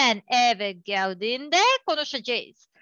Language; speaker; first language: Turkish; non-native, learner; Serbian